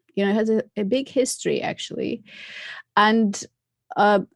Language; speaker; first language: English; non-native, fluent; Russian